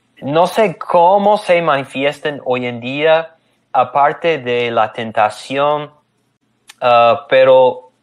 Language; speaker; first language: Spanish; non-native, fluent; English